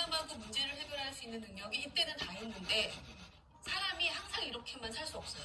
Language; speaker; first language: Korean; native; Korean